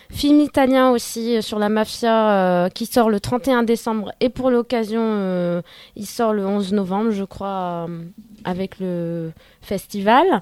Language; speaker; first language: French; native; French